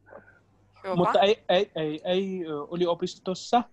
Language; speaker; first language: Finnish; non-native, learner; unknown